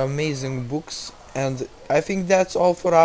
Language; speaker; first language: English; non-native, learner; Russian